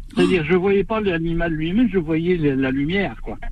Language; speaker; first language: French; native; French